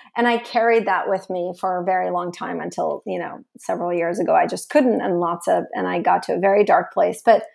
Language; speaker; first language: English; early bilingual, other home language; Russian